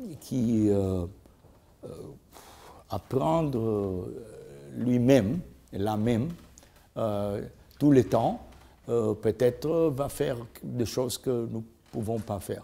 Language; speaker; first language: French; non-native, learner; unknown